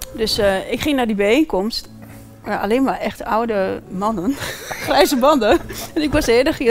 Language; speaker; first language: Dutch; early bilingual, other home language; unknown